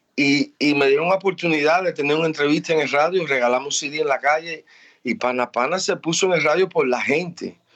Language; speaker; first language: Spanish; early bilingual, heritage; Spanish